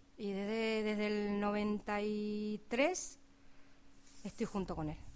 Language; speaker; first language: Spanish; native; Spanish